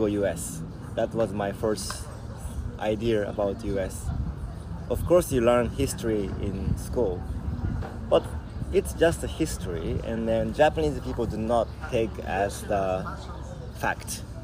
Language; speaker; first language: English; non-native, learner; Japanese